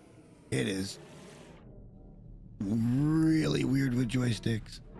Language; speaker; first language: English; native; English